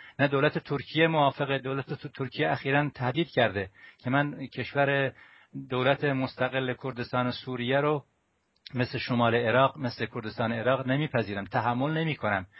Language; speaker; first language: Persian; non-native, local second language; Central Kurdish